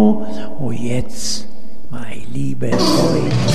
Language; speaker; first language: German; non-native, fluent; Italian